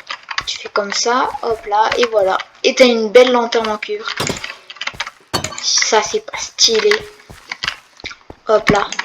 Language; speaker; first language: French; native; French